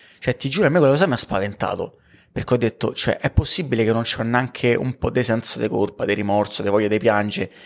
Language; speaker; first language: Italian; native; Italian